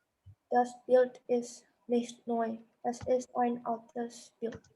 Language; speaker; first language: German; non-native, learner; Indonesian